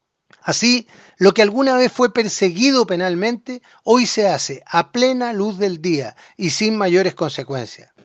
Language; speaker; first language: Spanish; native; Spanish